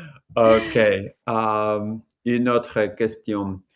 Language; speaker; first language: French; non-native, learner; English